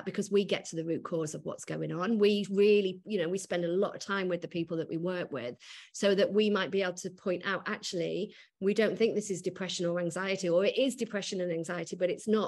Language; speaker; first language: English; native; English